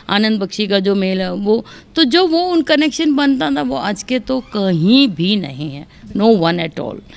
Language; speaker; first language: Hindi; native; Hindi